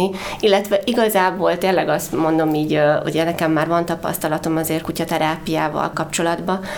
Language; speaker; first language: Hungarian; native; Hungarian